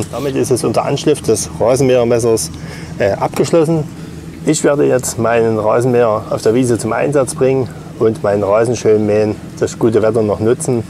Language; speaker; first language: German; native; German